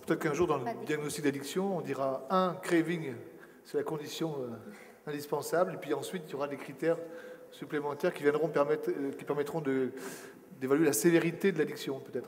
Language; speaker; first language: French; native; French